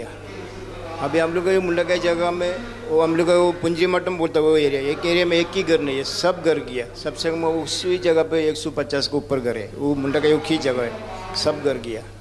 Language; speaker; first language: Hindi; non-native, local second language; Malayalam